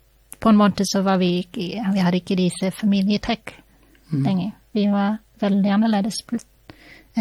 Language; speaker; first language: Norwegian; non-native, fluent; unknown